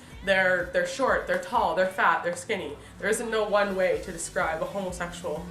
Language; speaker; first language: English; native; English